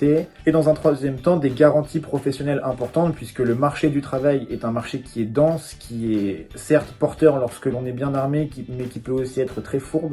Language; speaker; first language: French; native; French